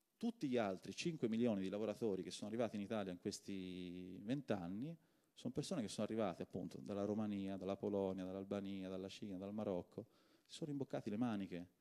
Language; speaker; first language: Italian; native; Italian